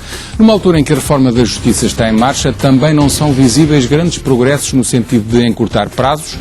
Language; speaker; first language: Portuguese; native; Portuguese